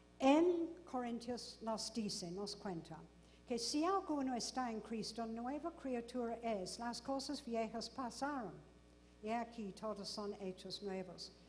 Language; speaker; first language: Spanish; non-native, fluent; English